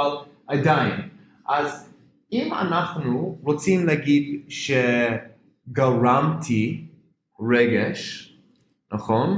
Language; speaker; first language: Hebrew; non-native, fluent; English